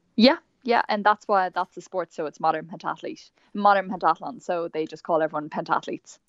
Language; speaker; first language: English; native; English